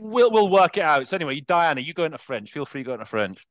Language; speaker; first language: English; native; English